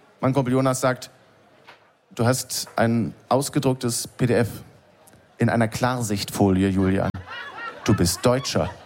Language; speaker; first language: German; native; German